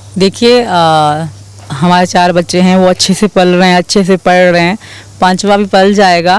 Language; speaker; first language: Urdu; non-native, local second language; Sindhi